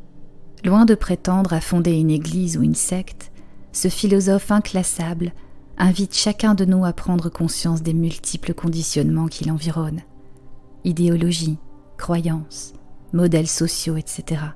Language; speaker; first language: French; native; French